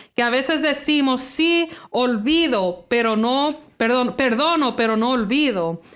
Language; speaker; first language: Spanish; early bilingual, heritage; English